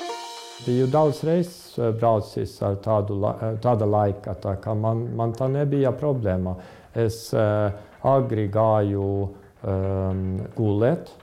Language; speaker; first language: Latvian; non-native, fluent; Estonian